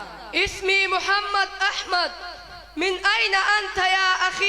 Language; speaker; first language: Arabic; non-native, learner; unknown